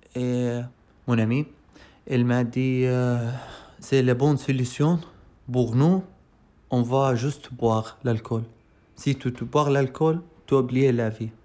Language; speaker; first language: French; non-native, learner; Arabic